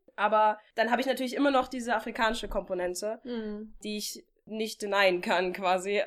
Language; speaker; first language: German; native; German